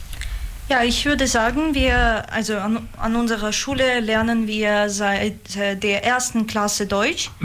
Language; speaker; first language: German; non-native, fluent; Russian